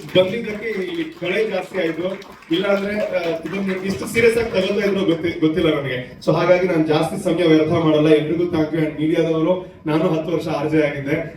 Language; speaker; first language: Kannada; non-native, local second language; Tulu